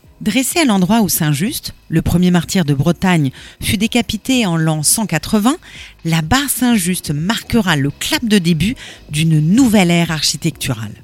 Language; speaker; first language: French; native; French